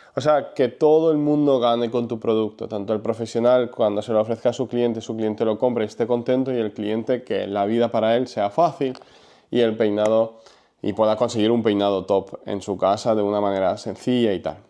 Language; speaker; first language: Spanish; non-native, fluent; Ukrainian